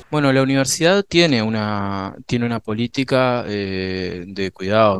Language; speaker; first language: Spanish; native; Spanish